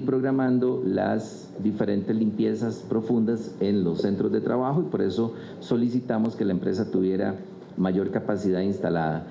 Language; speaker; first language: Spanish; native; Spanish